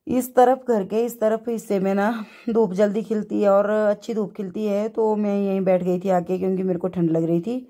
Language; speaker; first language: Hindi; native; Hindi